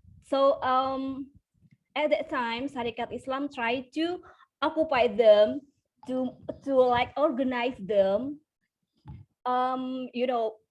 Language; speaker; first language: English; non-native, fluent; Indonesian